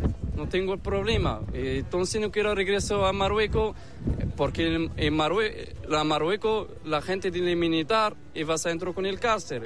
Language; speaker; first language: Spanish; non-native, learner; Arabic